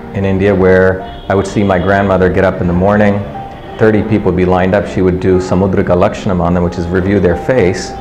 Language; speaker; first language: English; early bilingual, other home language; Tamil